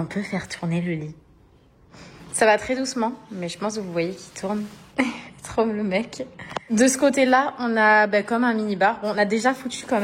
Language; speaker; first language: French; native; French